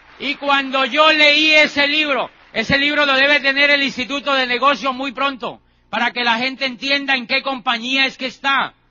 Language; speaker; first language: Spanish; native; Spanish